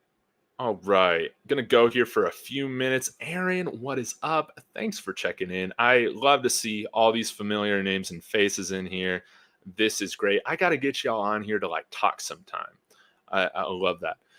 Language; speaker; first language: English; native; English